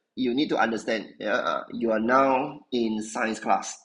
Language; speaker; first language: English; non-native, local second language; Chinese